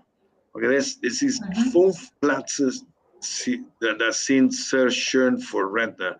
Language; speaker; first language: German; non-native, learner; Spanish